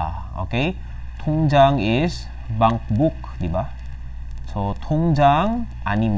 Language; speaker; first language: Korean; non-native, learner; Filipino